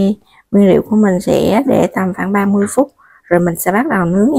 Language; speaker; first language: Vietnamese; native; Vietnamese